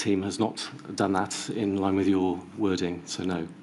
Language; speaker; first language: English; native; English